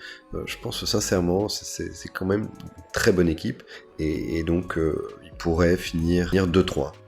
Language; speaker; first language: French; native; French